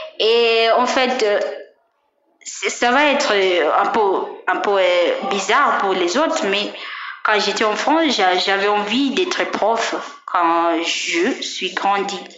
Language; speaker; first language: French; non-native, fluent; Swahili